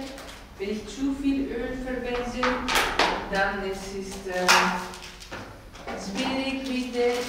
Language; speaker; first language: German; non-native, fluent; Greek